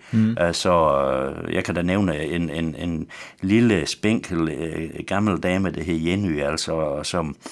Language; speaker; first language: Danish; native; Danish